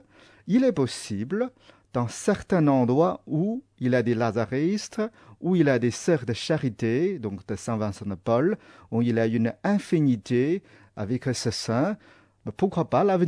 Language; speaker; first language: French; non-native, fluent; Chinese